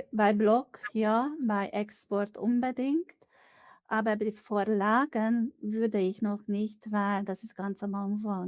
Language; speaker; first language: German; non-native, fluent; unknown